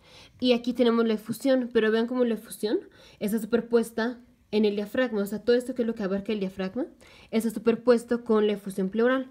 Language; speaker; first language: Spanish; native; Spanish